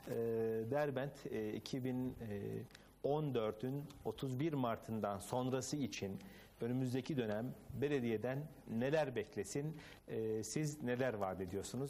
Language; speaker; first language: Turkish; native; Turkish